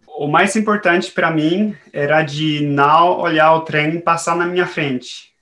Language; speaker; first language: Portuguese; non-native, fluent; French